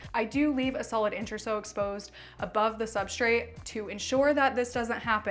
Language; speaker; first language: English; native; English